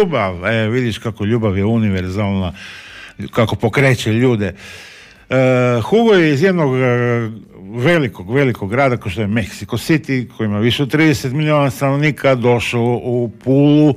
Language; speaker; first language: Croatian; native; Croatian